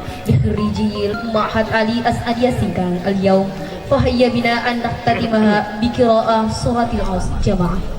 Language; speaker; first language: Arabic; non-native, fluent; Indonesian